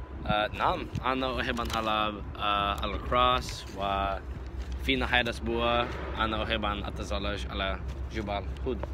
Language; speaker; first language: Arabic; non-native, learner; English